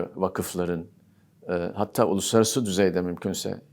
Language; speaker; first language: Turkish; native; Turkish